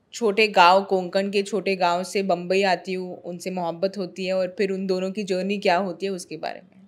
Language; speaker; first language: Hindi; non-native, local second language; Marathi